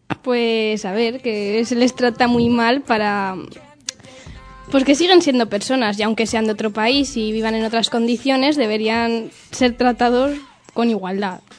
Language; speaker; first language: Spanish; native; Spanish